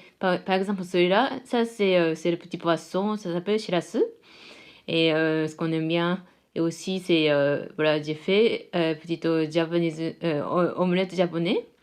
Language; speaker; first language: French; non-native, fluent; Japanese